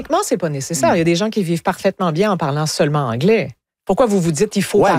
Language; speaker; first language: French; native; French